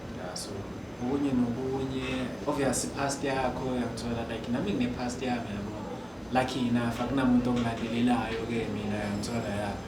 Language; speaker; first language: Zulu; non-native, local second language; Xhosa